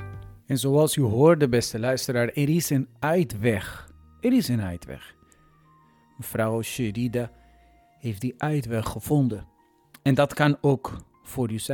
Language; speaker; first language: Dutch; non-native, fluent; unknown